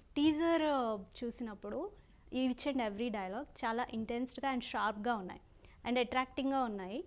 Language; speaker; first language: Telugu; native; Telugu